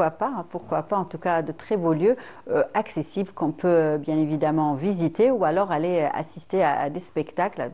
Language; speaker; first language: French; non-native, local second language; Arabic